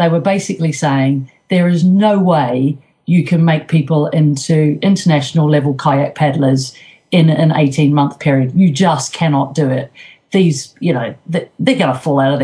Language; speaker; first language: English; native; English